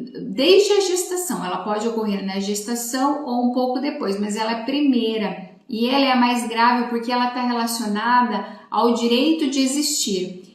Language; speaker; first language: Portuguese; native; Portuguese